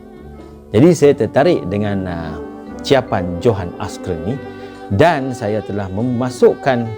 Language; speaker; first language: Malay; native; Malay